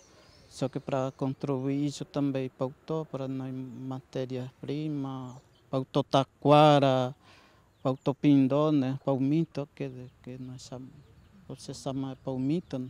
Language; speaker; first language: Portuguese; non-native, local second language; Guarani